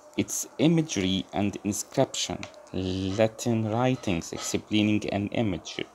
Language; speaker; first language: English; non-native, fluent; Arabic